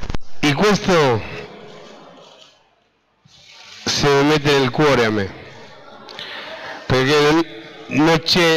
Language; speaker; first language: Italian; non-native, fluent; Spanish